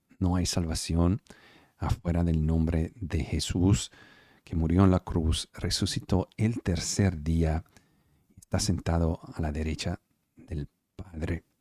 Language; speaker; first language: Spanish; non-native, fluent; Italian